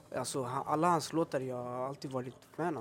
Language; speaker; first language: Swedish; early bilingual, other home language; Albanian